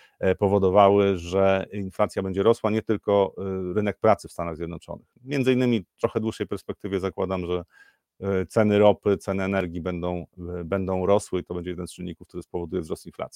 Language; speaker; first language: Polish; native; Polish